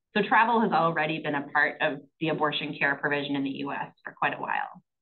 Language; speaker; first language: English; native; English